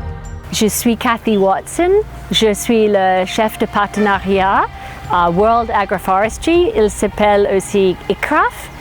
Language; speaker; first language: French; non-native, fluent; English